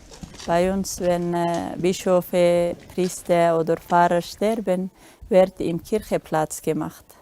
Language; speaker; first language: German; non-native, learner; Aramaic